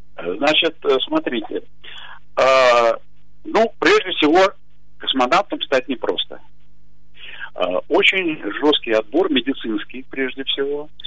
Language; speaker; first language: Russian; native; Russian